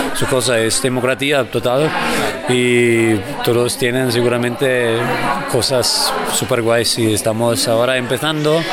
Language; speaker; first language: Spanish; non-native, fluent; German